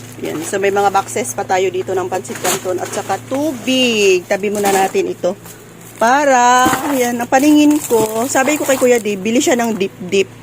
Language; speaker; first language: Filipino; non-native, local second language; Cebuano